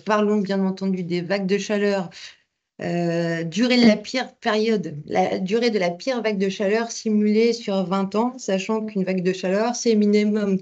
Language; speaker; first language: French; native; French